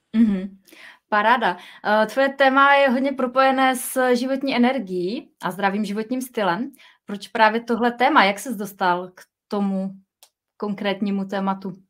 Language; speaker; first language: Czech; native; Czech